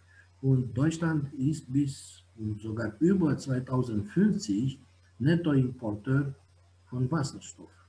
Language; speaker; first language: German; non-native, fluent; Romanian